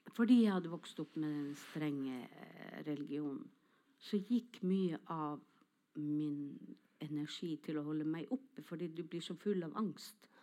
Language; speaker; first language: Norwegian; non-native, local second language; Northern Sami